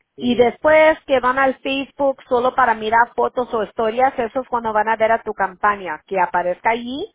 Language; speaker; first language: Spanish; early bilingual, heritage; Spanish